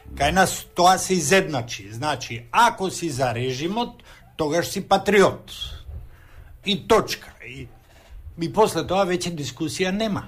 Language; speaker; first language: Macedonian; native; Macedonian